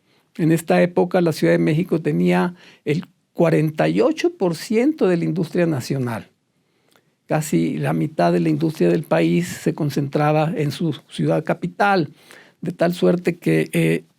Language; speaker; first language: Spanish; native; Spanish